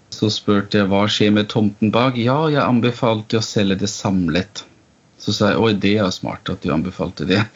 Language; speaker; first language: Norwegian; non-native, fluent; German